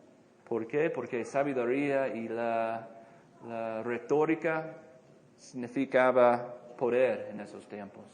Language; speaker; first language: Spanish; non-native, fluent; English